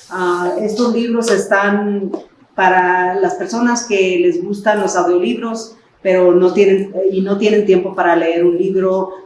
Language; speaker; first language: Spanish; early bilingual, other home language; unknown